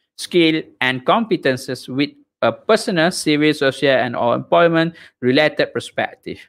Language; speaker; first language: English; non-native, local second language; Malay